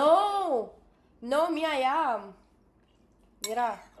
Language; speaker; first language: Spanish; non-native, learner; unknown